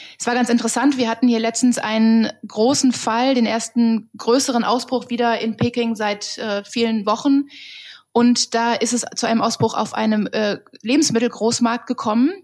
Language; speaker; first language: German; native; German